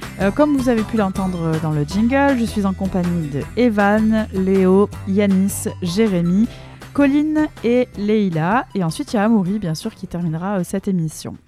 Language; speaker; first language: French; native; French